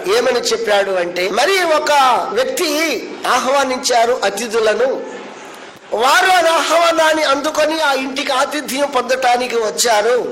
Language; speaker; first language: Telugu; native; Telugu